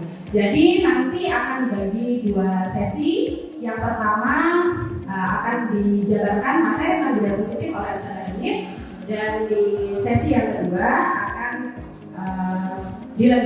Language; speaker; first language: Indonesian; native; Indonesian